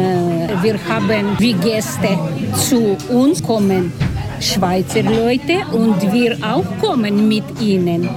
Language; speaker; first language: German; non-native, learner; Ukrainian